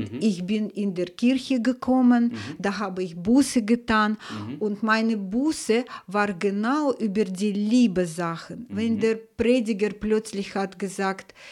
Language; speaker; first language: German; non-native, fluent; Russian